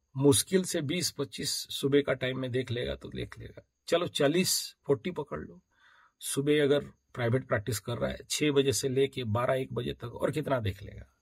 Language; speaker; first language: Hindi; native; Hindi